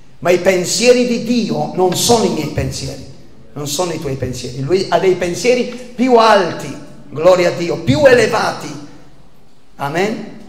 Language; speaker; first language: Italian; non-native, fluent; Spanish